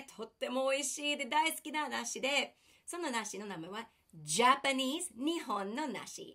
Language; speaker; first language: Japanese; non-native, fluent; English